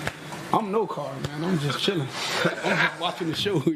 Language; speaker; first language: English; native; English